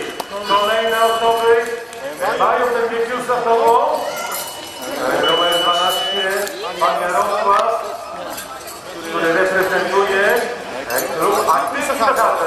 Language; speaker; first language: Polish; native; Polish